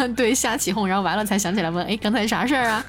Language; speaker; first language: Chinese; native; Chinese